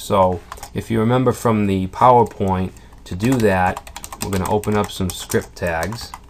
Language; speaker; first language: English; native; English